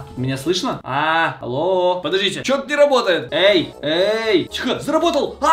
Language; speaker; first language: Russian; native; Russian